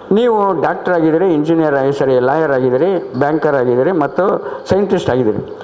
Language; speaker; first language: Kannada; native; Kannada